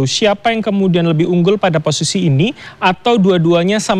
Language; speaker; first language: Indonesian; native; Indonesian